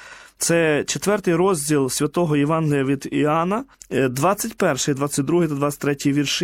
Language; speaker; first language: Ukrainian; native; Ukrainian